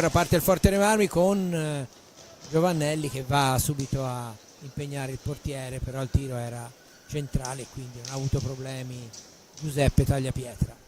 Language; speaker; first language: Italian; native; Italian